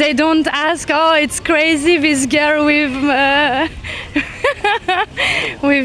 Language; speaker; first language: English; non-native, learner; French